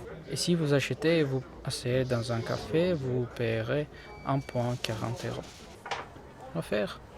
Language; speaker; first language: French; non-native, learner; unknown